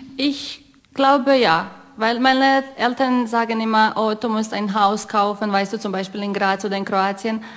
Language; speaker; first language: German; non-native, fluent; Croatian